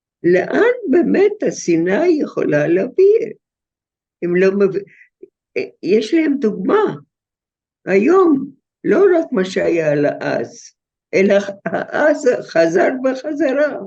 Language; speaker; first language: Hebrew; non-native, fluent; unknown